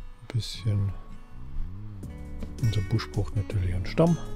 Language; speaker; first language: German; native; German